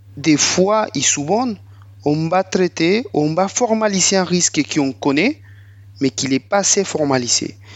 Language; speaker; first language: French; non-native, fluent; Spanish